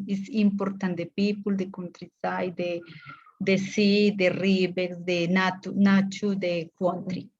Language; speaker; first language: English; non-native, learner; Spanish